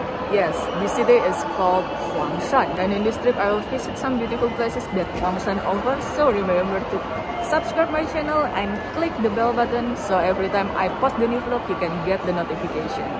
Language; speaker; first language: English; non-native, fluent; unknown